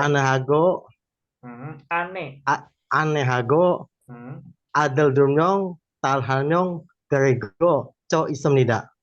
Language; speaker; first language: Korean; non-native, learner; Indonesian